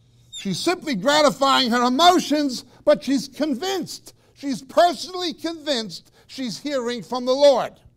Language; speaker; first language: English; native; English